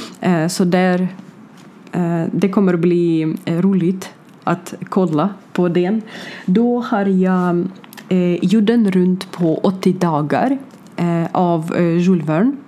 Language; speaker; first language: Swedish; non-native, learner; Ukrainian